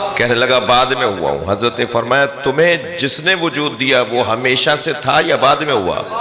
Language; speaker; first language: Urdu; native; Urdu